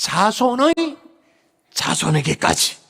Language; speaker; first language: Korean; native; Korean